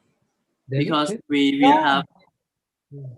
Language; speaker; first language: English; non-native, learner; Thai